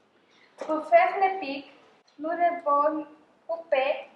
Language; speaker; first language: French; non-native, fluent; Spanish